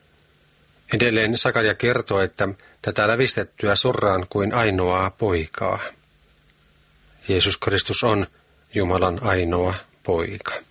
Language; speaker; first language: Finnish; native; Finnish